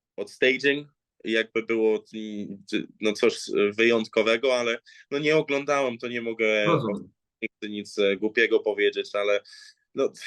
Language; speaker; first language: Polish; early bilingual, heritage; English